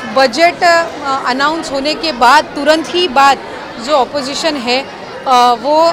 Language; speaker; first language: Hindi; non-native, local second language; Marathi